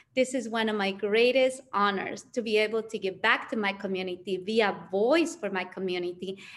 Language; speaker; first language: English; early bilingual, other home language; Spanish